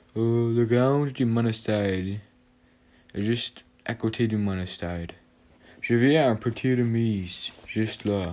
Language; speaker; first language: French; non-native, learner; English